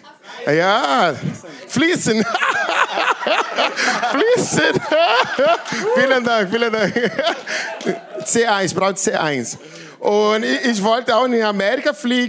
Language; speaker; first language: German; non-native, learner; Portuguese